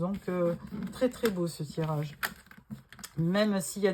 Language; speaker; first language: French; native; French